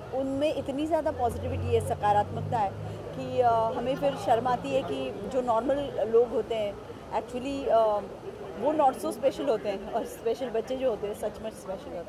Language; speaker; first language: Hindi; native; Hindi